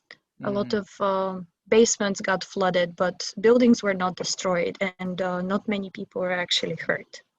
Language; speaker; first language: English; non-native, fluent; Bulgarian